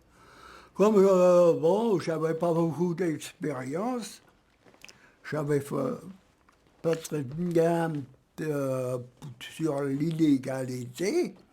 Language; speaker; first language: French; early bilingual, other home language; German